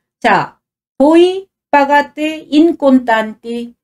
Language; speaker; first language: Italian; non-native, fluent; Korean